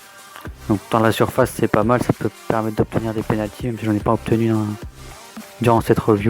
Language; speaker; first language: French; native; French